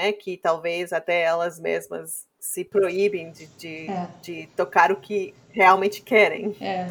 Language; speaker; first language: Portuguese; non-native, fluent; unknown